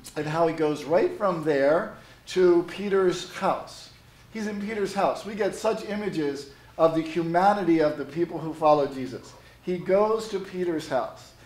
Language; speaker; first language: English; native; English